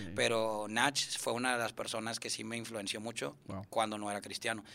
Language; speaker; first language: Spanish; native; Spanish